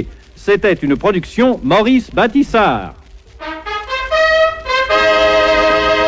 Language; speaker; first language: French; native; French